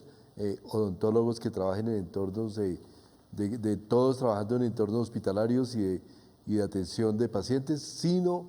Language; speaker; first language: Spanish; native; Spanish